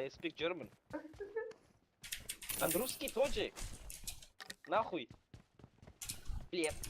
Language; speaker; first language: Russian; non-native, learner; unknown